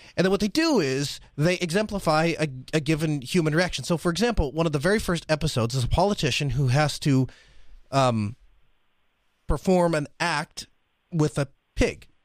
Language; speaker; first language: English; native; English